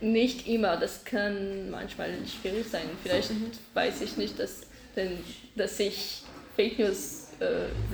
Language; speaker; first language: German; non-native, learner; French